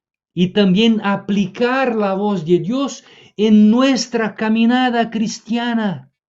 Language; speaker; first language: Spanish; non-native, fluent; Portuguese